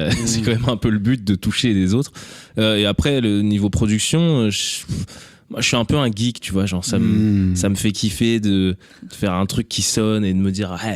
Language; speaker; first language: French; native; French